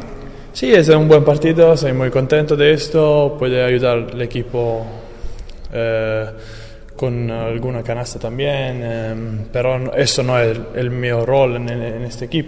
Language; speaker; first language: Spanish; non-native, learner; Italian